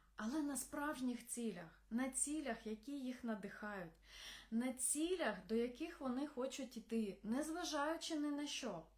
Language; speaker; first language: Ukrainian; non-native, local second language; Russian